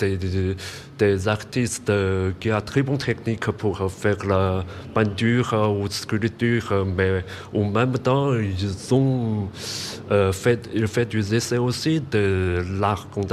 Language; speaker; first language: French; non-native, learner; Chinese